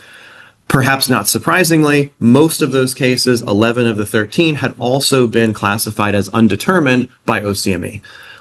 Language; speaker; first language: English; native; English